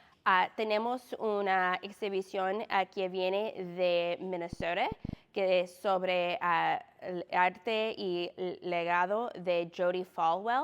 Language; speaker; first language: Spanish; non-native, fluent; English